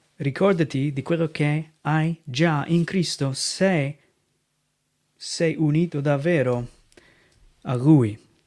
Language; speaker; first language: Italian; non-native, fluent; English